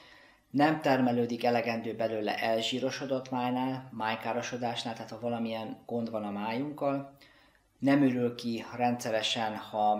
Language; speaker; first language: Hungarian; native; Hungarian